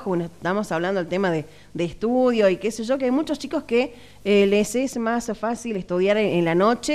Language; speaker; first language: Spanish; native; Spanish